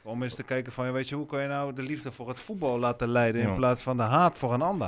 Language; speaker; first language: Dutch; native; Dutch